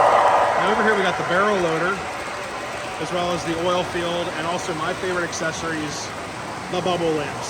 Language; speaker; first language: English; native; English